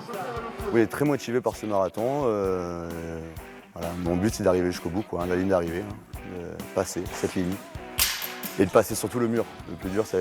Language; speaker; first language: French; native; French